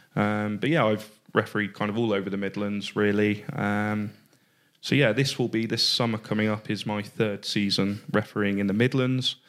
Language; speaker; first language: English; native; English